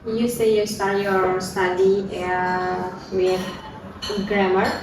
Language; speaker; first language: English; non-native, learner; Indonesian